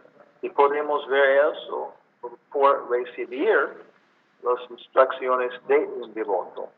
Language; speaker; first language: Spanish; non-native, learner; English